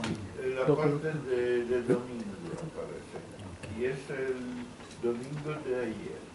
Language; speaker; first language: Spanish; non-native, fluent; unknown